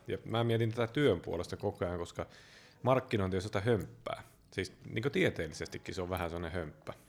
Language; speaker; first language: Finnish; native; Finnish